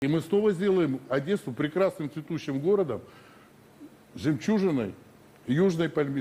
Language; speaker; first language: Russian; native; Russian